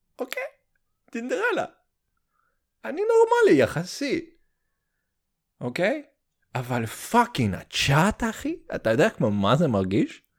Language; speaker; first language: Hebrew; early bilingual, heritage; Hebrew